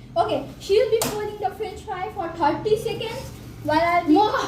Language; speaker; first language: English; non-native, fluent; Nepali